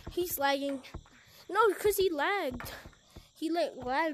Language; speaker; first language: English; native; English